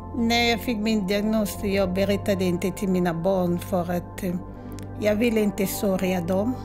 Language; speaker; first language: Swedish; non-native, fluent; Lingala